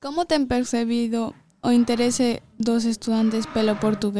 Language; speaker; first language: Portuguese; non-native, learner; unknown